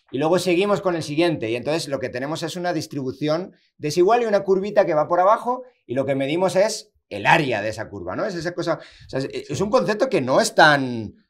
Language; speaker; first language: Spanish; native; Spanish